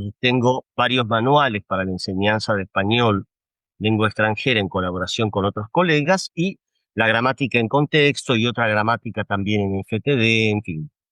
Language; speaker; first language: Spanish; native; Spanish